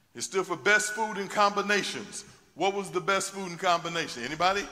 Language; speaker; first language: English; native; English